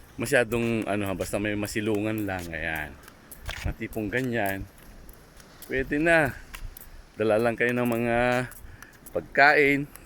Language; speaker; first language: Filipino; non-native, local second language; Iloko